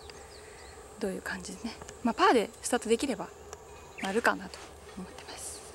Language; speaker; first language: Japanese; native; Japanese